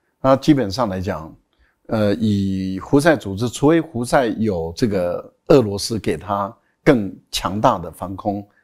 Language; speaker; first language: Chinese; native; Chinese